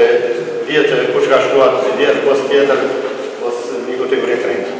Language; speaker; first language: Albanian; native; Albanian